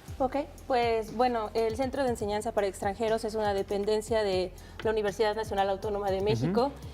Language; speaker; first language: Spanish; native; Spanish